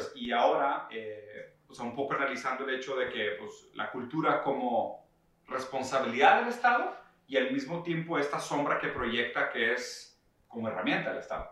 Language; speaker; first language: Spanish; early bilingual, other home language; Portuguese